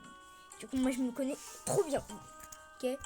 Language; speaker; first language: French; early bilingual, other home language; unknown